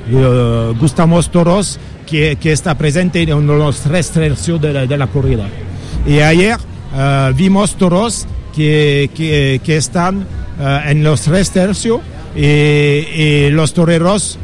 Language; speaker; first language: Spanish; non-native, learner; French